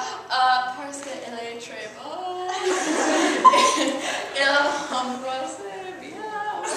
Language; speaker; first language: French; non-native, learner; English